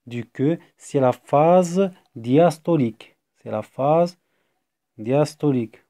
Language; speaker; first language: French; non-native, fluent; Arabic